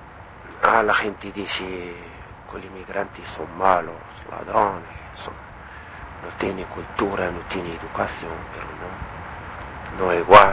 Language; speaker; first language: Spanish; non-native, learner; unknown